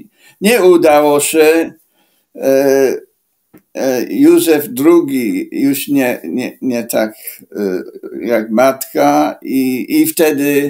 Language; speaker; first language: Polish; non-native, fluent; English